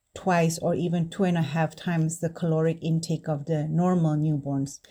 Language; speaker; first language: English; non-native, fluent; Indonesian